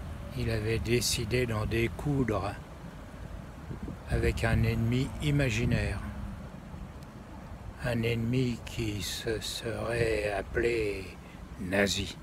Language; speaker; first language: French; native; French